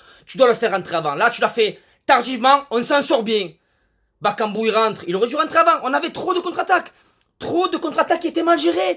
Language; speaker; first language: French; native; French